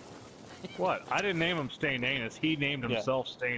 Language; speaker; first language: English; native; English